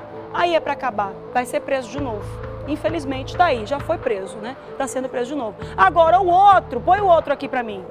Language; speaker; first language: Portuguese; native; Portuguese